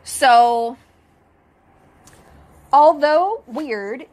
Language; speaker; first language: English; native; English